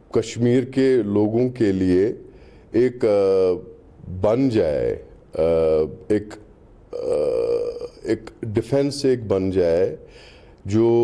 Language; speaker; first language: Hindi; non-native, local second language; Kashmiri